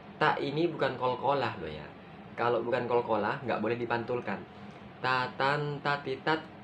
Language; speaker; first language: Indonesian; non-native, local second language; Madurese